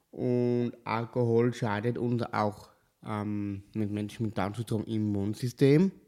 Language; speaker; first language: German; native; German